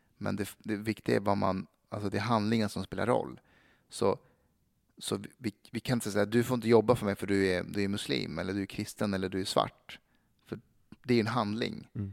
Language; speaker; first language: Swedish; early bilingual, other home language; Persian